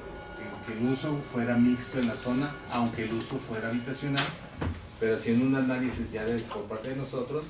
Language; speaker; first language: Spanish; native; Spanish